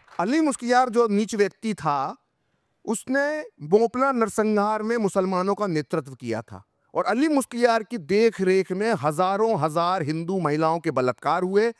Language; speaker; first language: Hindi; native; Hindi